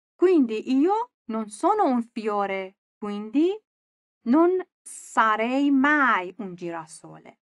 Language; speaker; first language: Italian; non-native, fluent; Persian